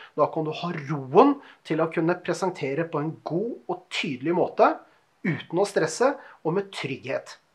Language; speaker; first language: Norwegian; native; Norwegian